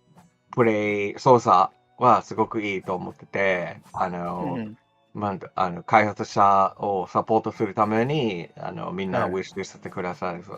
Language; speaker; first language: Japanese; non-native, fluent; English